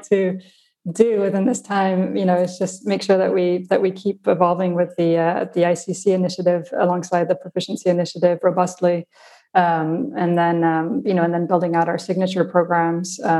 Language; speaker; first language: English; non-native, local second language; Afrikaans